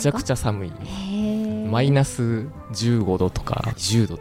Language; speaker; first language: Japanese; native; Japanese